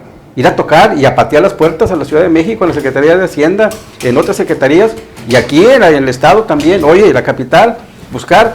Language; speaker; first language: Spanish; native; Spanish